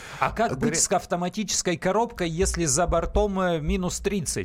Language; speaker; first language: Russian; native; Russian